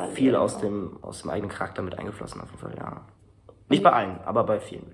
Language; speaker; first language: German; native; German